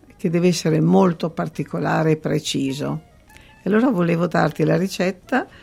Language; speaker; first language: Italian; native; Italian